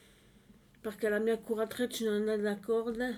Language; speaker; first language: Italian; non-native, learner; French